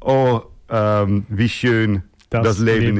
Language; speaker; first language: German; non-native, learner; Dutch